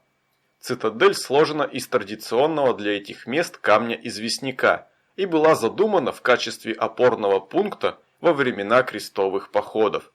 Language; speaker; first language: Russian; native; Russian